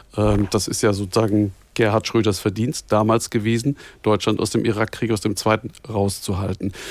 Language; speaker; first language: German; native; German